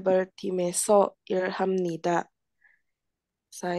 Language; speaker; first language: Korean; non-native, learner; Indonesian